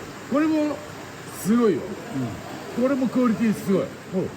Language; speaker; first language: Japanese; native; Japanese